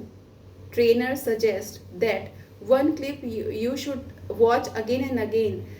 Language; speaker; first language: English; non-native, local second language; Hindi